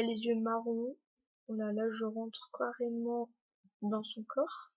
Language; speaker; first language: French; native; French